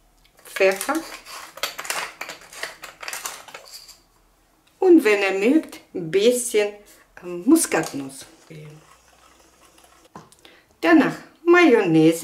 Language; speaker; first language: German; non-native, fluent; Russian